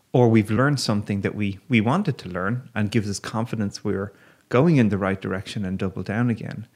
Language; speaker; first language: English; native; English